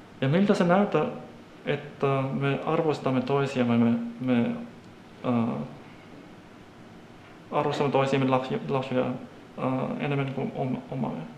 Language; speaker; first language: Finnish; non-native, fluent; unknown